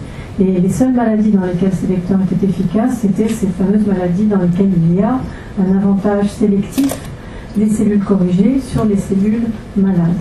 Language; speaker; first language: French; native; French